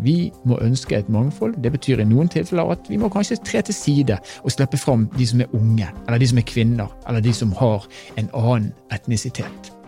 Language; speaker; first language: Norwegian; native; Norwegian